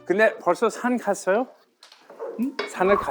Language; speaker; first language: Korean; early bilingual, heritage; English